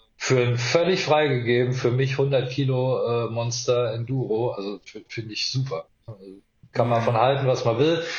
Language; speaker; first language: German; native; German